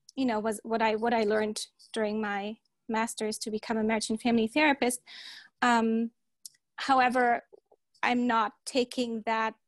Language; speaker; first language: English; early bilingual, heritage; German